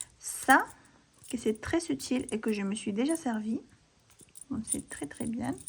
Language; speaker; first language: French; non-native, fluent; Spanish